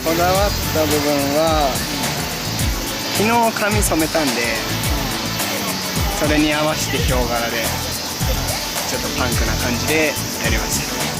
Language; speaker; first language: Japanese; native; Japanese